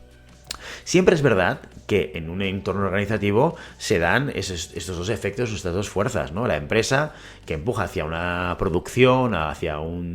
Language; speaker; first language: Spanish; native; Spanish